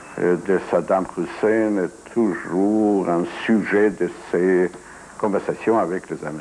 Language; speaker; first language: French; non-native, fluent; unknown